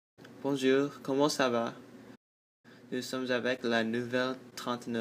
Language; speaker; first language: French; non-native, learner; English